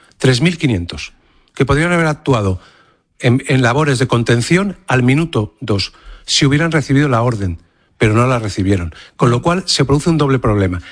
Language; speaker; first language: Spanish; native; Spanish